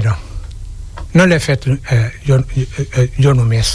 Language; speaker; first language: Catalan; non-native, fluent; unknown